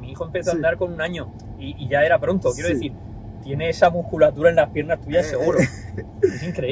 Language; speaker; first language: Spanish; native; Spanish